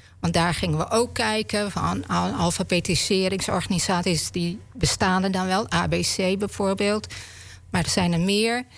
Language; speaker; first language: Dutch; native; Dutch